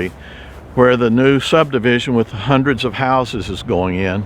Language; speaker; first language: English; native; English